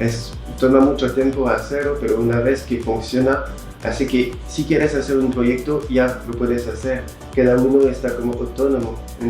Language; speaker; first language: Spanish; non-native, fluent; French